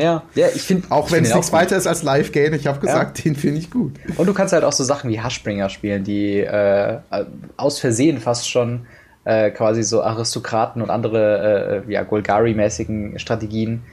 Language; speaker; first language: German; native; German